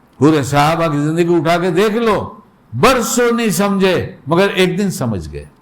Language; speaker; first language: Urdu; native; Urdu